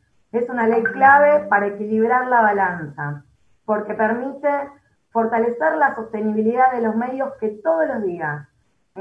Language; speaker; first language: Spanish; native; Spanish